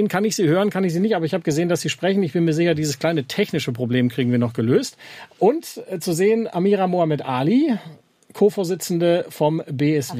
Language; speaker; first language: German; native; German